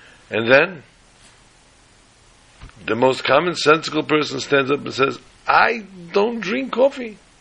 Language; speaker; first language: English; native; English